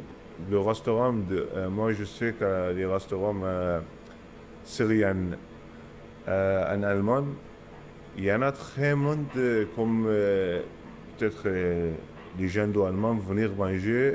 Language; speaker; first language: French; non-native, learner; Arabic